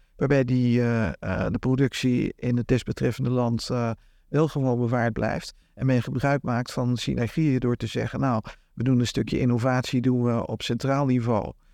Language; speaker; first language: Dutch; native; Dutch